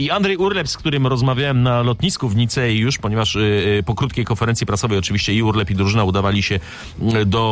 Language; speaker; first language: Polish; native; Polish